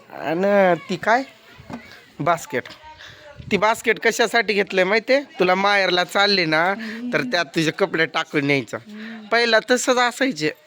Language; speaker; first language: Marathi; native; Marathi